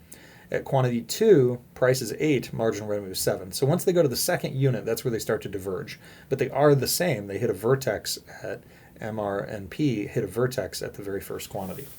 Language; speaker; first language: English; native; English